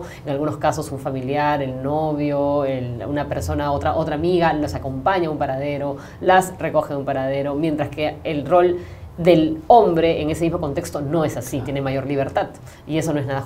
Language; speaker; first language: Spanish; native; Spanish